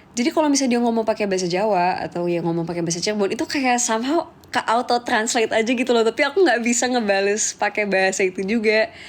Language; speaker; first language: Indonesian; native; Indonesian